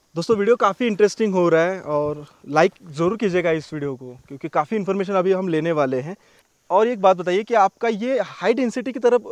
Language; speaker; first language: Hindi; non-native, local second language; Marathi